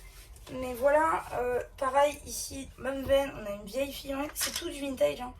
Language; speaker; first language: French; native; French